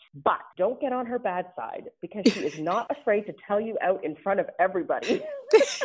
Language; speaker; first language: English; native; English